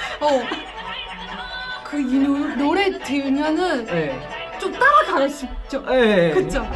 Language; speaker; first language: Korean; non-native, learner; Chinese